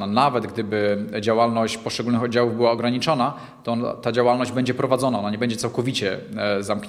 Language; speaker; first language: Polish; native; Polish